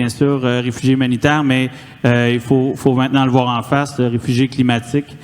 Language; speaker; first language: French; native; French